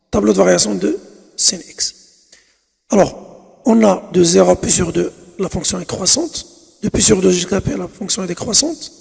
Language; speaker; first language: French; non-native, local second language; Arabic